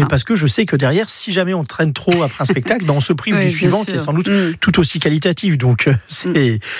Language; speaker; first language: French; native; French